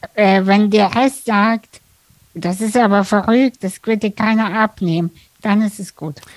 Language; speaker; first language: German; early bilingual, other home language; Russian